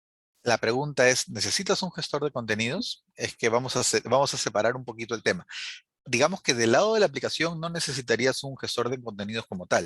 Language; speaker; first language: Spanish; native; Spanish